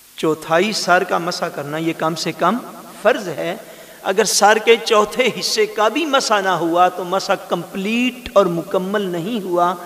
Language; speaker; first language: Urdu; non-native, local second language; Punjabi